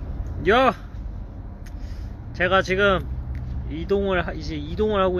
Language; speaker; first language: Korean; native; Korean